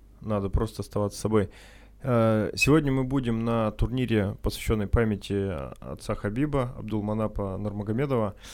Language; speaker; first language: Russian; native; Russian